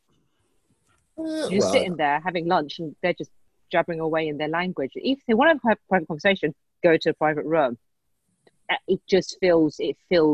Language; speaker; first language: English; native; English